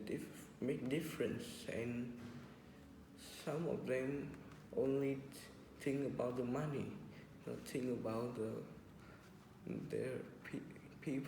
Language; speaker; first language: English; non-native, learner; Vietnamese